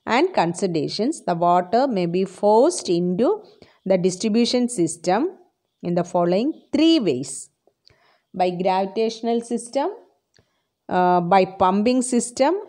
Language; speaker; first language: English; non-native, local second language; Malayalam